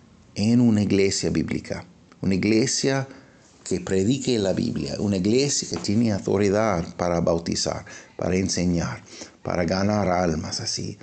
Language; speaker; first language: Spanish; non-native, fluent; English